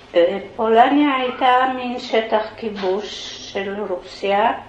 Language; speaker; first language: Hebrew; early bilingual, other home language; Polish